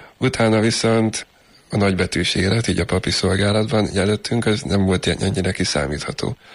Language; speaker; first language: Hungarian; native; Hungarian